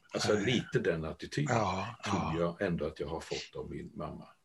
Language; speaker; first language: Swedish; native; Swedish